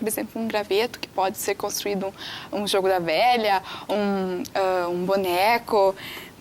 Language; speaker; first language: Portuguese; native; Portuguese